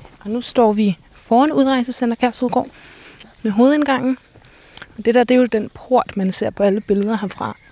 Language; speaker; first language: Danish; native; Danish